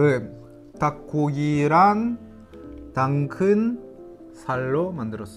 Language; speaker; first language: Korean; non-native, learner; Russian